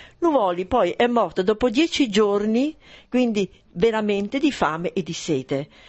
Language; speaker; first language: Italian; non-native, local second language; German